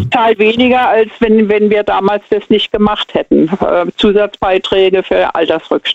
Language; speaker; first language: German; native; German